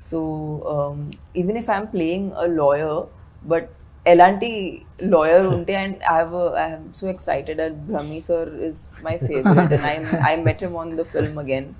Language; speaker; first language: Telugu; non-native, fluent; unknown